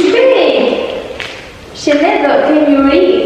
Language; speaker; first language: Albanian; early bilingual, heritage; Albanian